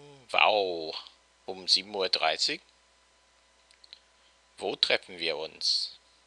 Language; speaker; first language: German; non-native, fluent; English